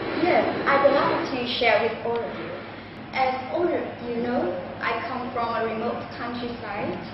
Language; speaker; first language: English; non-native, learner; Vietnamese